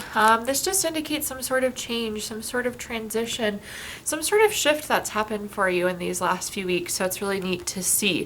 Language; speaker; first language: English; native; English